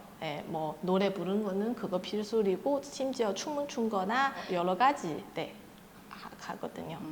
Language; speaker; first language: Korean; non-native, fluent; Chinese